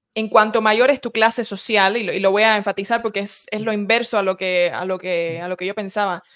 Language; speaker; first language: Spanish; early bilingual, heritage; Spanish